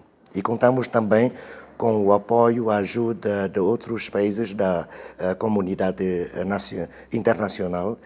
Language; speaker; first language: Portuguese; non-native, fluent; Vietnamese